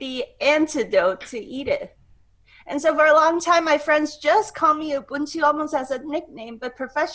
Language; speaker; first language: English; non-native, local second language; Cantonese